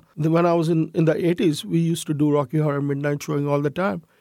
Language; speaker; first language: English; non-native, local second language; Urdu